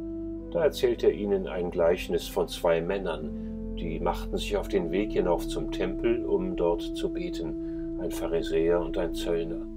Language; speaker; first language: German; native; German